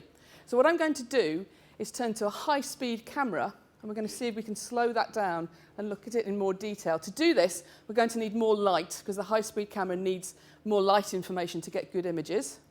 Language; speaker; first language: English; native; English